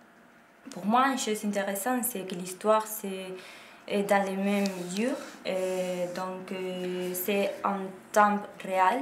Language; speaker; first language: French; non-native, learner; Korean